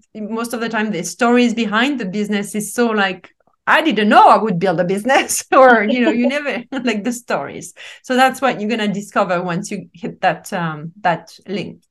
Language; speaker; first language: English; non-native, fluent; French